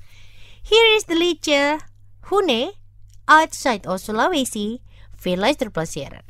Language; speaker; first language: Dutch; non-native, fluent; Indonesian